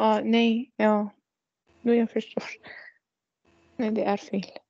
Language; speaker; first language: Swedish; non-native, learner; Arabic